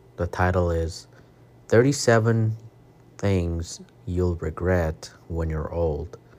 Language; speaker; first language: English; non-native, fluent; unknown